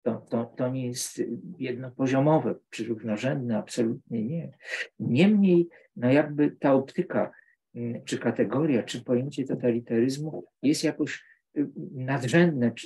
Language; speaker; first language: Polish; native; Polish